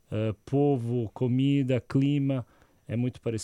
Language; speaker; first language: Portuguese; non-native, learner; Croatian